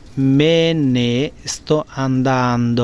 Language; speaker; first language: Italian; non-native, learner; Bangla